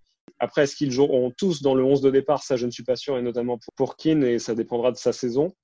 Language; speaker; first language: French; native; French